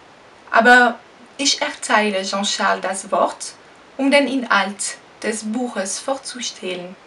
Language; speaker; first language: German; non-native, fluent; French